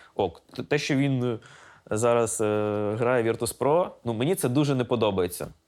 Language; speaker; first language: Ukrainian; non-native, local second language; Russian